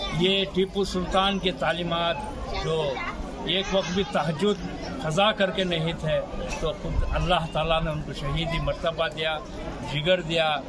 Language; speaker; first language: Hindi; non-native, local second language; Urdu